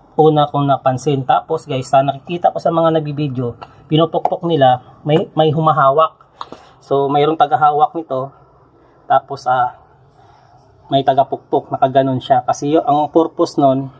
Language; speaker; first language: Filipino; native; Filipino